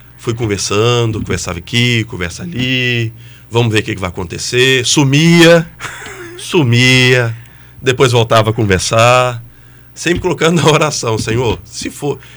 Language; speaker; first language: Portuguese; native; Portuguese